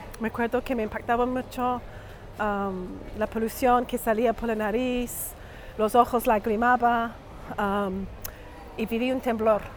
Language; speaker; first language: Spanish; non-native, fluent; English